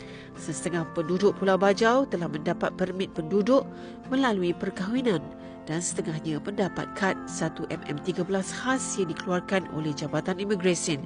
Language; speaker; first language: Malay; native; Malay